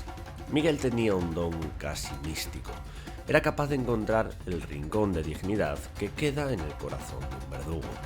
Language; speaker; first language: Spanish; native; Spanish